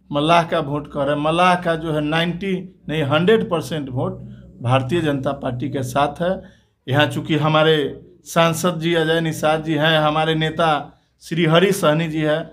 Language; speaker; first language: Hindi; native; Hindi